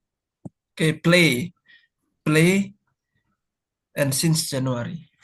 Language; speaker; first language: English; non-native, fluent; Indonesian